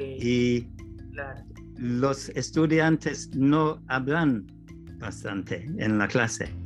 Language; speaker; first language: Spanish; non-native, learner; English